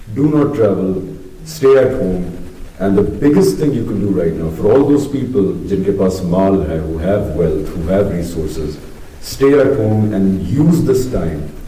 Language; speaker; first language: English; non-native, local second language; Urdu